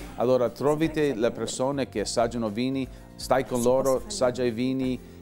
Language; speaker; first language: Italian; early bilingual, other home language; English